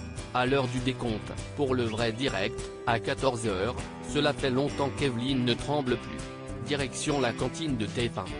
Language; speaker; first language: French; native; French